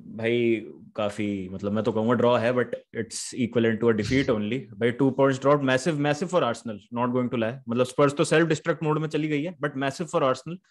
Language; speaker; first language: Hindi; native; Hindi